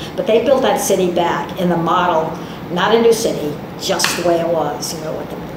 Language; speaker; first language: English; native; English